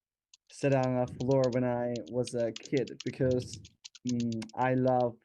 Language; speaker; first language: English; non-native, learner; Chinese